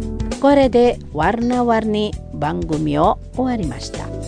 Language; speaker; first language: Japanese; non-native, learner; Indonesian